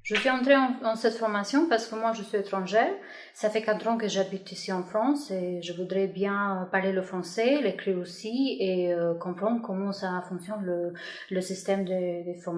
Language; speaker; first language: French; non-native, local second language; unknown